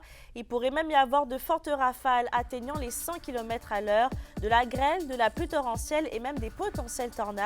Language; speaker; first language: French; native; French